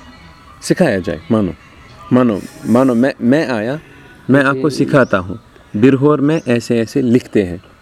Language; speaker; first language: Hindi; native; Hindi